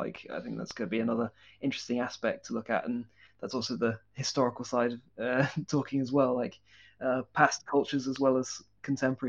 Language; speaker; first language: English; native; English